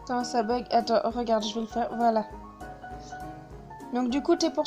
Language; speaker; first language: French; native; French